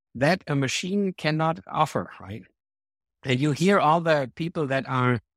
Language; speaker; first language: English; non-native, fluent; German